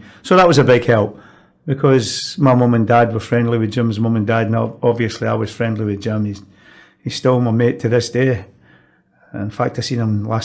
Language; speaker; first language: English; native; English